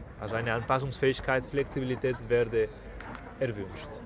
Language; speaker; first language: German; non-native, fluent; Spanish